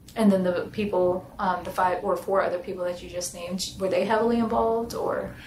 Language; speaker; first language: English; native; English